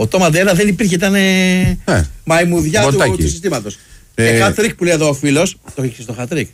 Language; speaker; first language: Greek; native; Greek